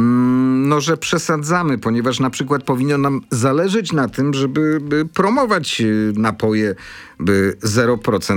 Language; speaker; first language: Polish; native; Polish